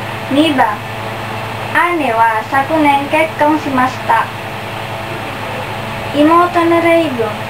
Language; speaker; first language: Japanese; non-native, learner; Indonesian